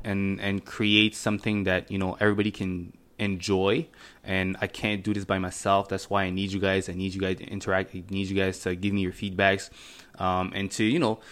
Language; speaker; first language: English; non-native, fluent; French